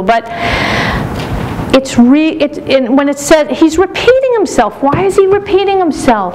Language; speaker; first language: English; native; English